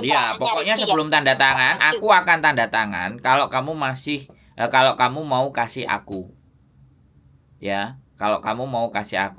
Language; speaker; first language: Indonesian; non-native, local second language; Javanese